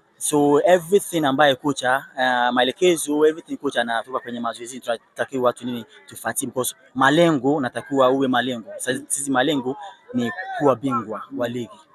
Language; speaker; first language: Swahili; non-native, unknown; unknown